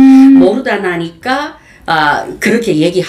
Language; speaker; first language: Korean; native; Korean